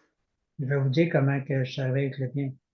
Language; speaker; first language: French; native; French